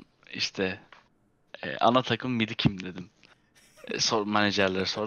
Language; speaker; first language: Turkish; early bilingual, heritage; Turkish